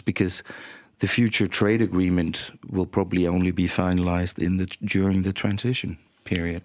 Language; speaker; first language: English; non-native, fluent; Danish